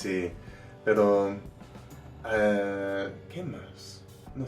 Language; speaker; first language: Spanish; non-native, learner; English